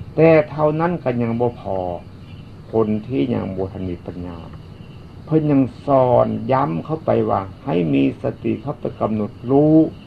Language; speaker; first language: Thai; native; Thai